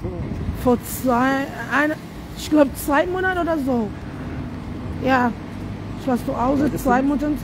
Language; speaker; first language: German; non-native, learner; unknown